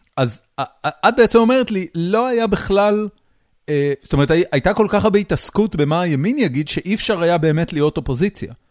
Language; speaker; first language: Hebrew; native; Hebrew